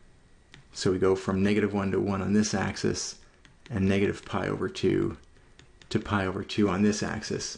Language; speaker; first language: English; native; English